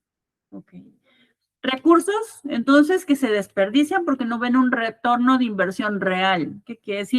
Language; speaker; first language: Spanish; native; Spanish